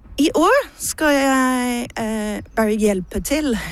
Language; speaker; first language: Norwegian; non-native, learner; English